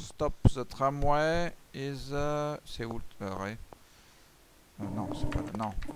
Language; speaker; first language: French; native; French